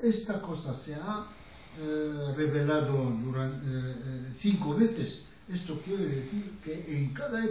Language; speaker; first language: Spanish; non-native, fluent; Arabic